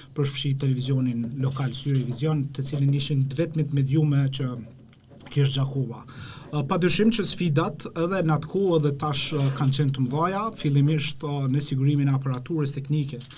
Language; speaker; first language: Albanian; native; Albanian